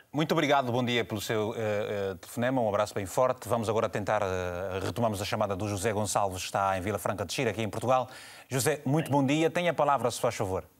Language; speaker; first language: Portuguese; native; Portuguese